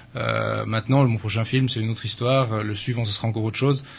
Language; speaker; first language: French; native; French